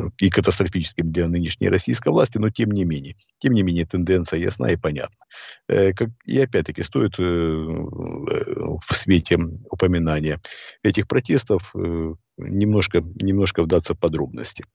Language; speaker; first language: Russian; native; Russian